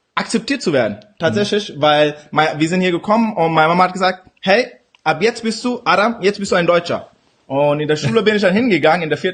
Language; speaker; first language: German; early bilingual, other home language; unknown